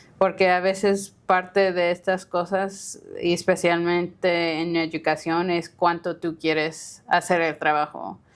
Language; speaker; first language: Spanish; early bilingual, heritage; Spanish